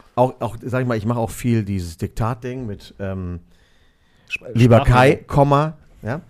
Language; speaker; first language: German; native; German